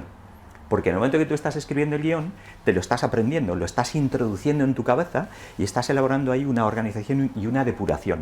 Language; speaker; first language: Spanish; native; Spanish